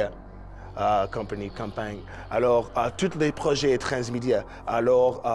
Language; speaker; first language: French; non-native, learner; English